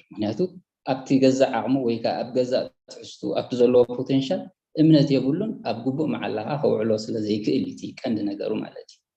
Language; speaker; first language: Tigrinya; native; Tigrinya